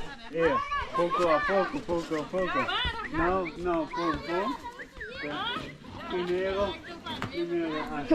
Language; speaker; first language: Portuguese; non-native, learner; German